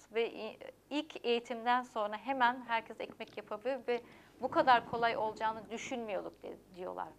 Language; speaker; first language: Turkish; early bilingual, heritage; German